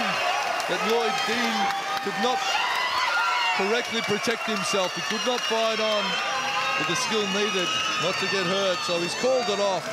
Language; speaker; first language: English; native; English